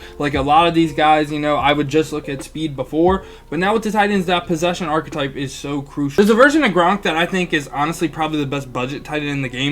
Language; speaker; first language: English; native; English